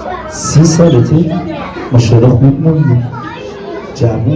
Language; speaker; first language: Persian; native; Persian